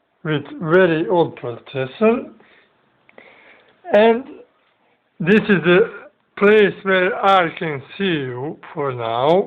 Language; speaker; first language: English; non-native, learner; Bosnian